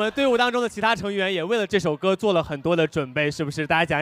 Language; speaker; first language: Chinese; native; Chinese